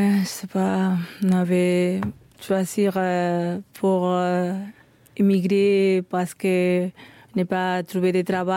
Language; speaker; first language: French; non-native, fluent; Spanish